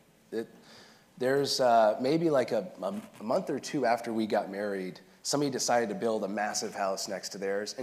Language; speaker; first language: English; native; English